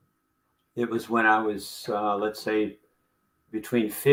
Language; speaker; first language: English; native; English